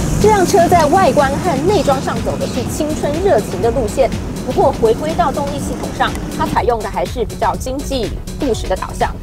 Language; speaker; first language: Chinese; native; Chinese